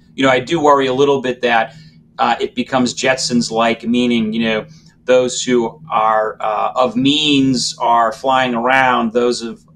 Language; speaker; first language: English; native; English